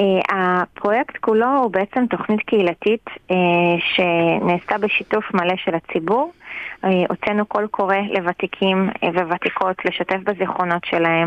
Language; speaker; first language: Hebrew; native; Hebrew